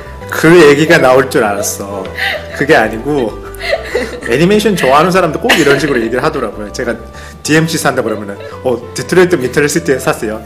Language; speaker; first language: Korean; non-native, fluent; Japanese